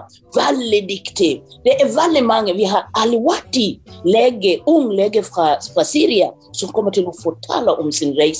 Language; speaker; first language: Norwegian; non-native, fluent; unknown